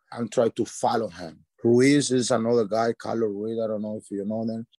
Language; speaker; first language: English; non-native, learner; Spanish